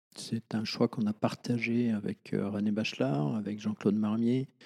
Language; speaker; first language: French; native; French